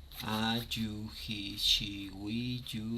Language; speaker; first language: English; non-native, fluent; Spanish